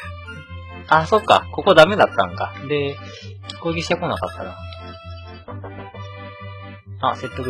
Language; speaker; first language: Japanese; native; Japanese